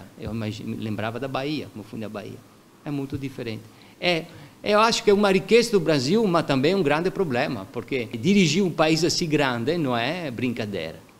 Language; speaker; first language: Portuguese; non-native, fluent; Italian